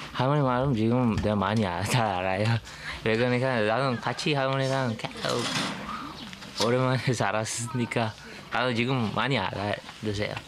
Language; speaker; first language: Korean; non-native, learner; Divehi